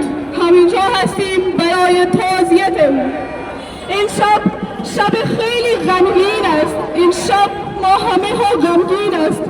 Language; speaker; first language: Persian; non-native, learner; Urdu